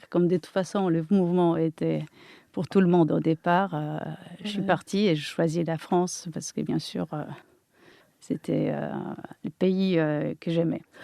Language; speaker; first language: French; non-native, fluent; Polish